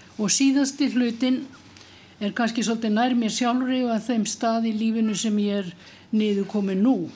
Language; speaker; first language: Icelandic; native; Icelandic